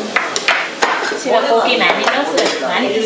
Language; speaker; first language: Korean; non-native, learner; Vietnamese